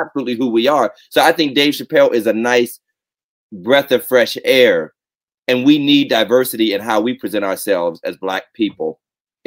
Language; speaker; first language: English; native; English